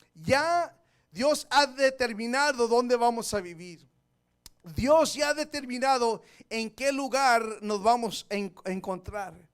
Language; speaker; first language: Spanish; early bilingual, heritage; Spanish